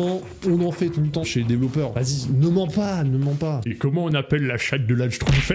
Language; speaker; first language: French; native; French